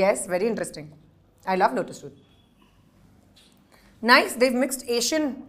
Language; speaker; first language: Telugu; non-native, local second language; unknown